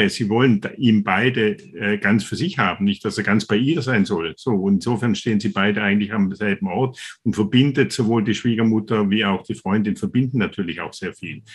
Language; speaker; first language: German; native; German